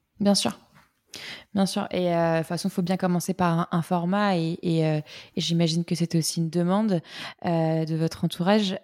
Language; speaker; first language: French; native; French